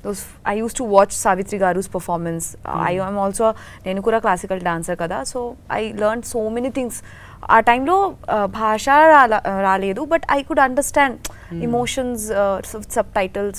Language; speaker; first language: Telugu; non-native, learner; Bangla